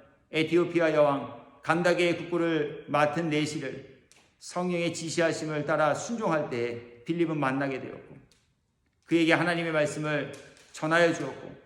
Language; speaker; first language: Korean; native; Korean